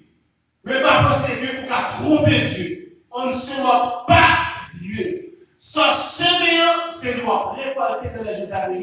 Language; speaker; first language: French; non-native, local second language; Haitian Creole